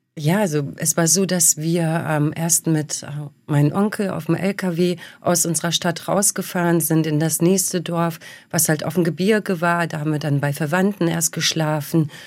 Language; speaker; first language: German; early bilingual, other home language; Bosnian